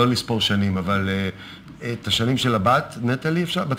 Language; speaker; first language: Hebrew; native; Hebrew